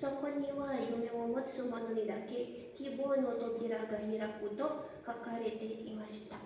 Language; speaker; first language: Japanese; non-native, learner; Indonesian